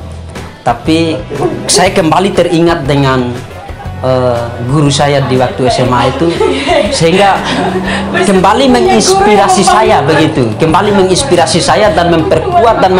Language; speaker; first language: Indonesian; non-native, local second language; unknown